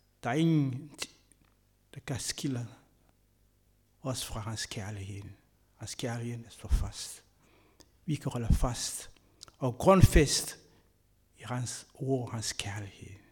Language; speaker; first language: Danish; non-native, fluent; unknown